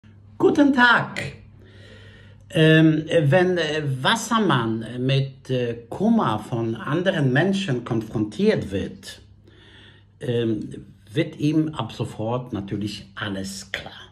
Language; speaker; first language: German; non-native, fluent; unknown